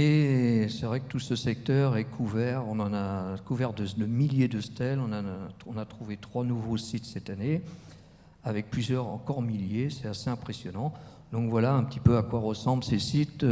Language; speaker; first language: French; native; French